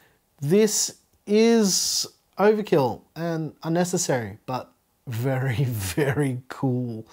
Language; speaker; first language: English; native; English